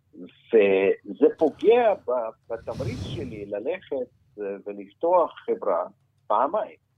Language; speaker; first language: Hebrew; non-native, fluent; Russian